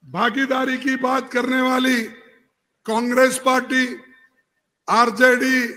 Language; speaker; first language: Hindi; non-native, local second language; Kannada